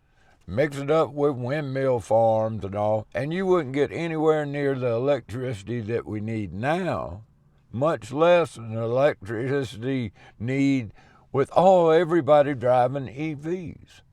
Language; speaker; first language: English; native; English